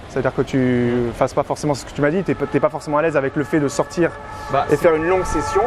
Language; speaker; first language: French; native; French